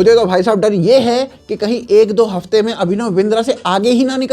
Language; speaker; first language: Hindi; native; Hindi